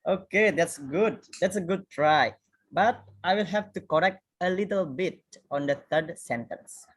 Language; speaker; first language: English; non-native, fluent; Indonesian